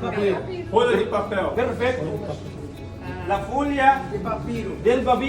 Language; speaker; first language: Portuguese; non-native, learner; Arabic